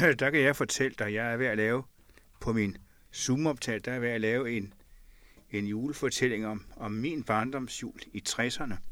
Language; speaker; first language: Danish; native; Danish